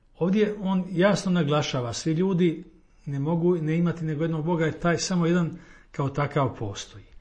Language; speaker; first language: Croatian; native; Croatian